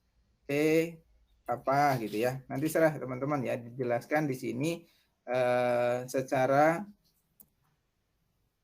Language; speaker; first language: Indonesian; native; Indonesian